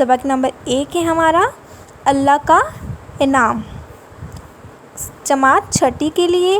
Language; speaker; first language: Urdu; non-native, local second language; Sindhi